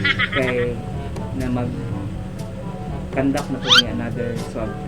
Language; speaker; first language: Filipino; non-native, local second language; Cebuano